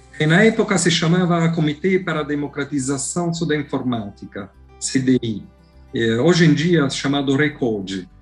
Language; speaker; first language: Portuguese; non-native, fluent; Italian